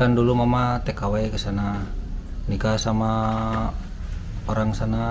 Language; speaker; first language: Indonesian; early bilingual, other home language; Sundanese